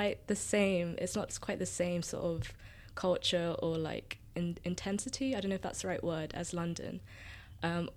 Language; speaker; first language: English; native; English